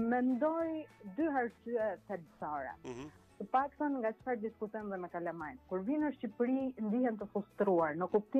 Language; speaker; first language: Albanian; native; Albanian